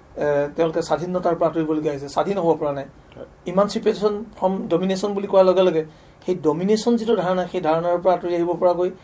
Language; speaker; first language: Assamese; native; Assamese